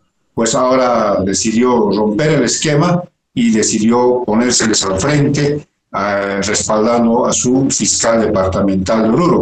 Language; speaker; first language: Spanish; native; Spanish